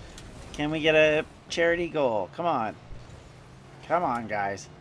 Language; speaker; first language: English; native; English